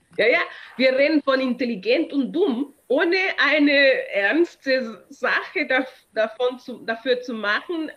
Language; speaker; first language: German; non-native, fluent; Spanish